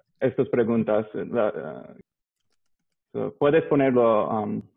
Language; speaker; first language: Spanish; non-native, learner; English